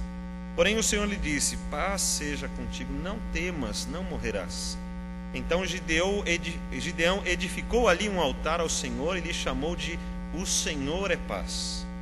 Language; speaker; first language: Portuguese; native; Portuguese